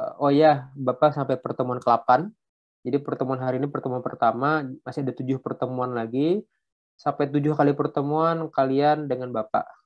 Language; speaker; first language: Indonesian; non-native, local second language; Banjar